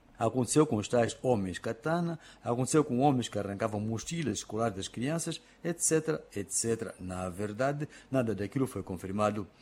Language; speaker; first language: Portuguese; non-native, local second language; Makhuwa